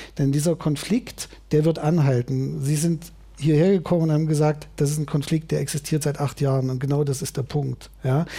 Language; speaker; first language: German; native; German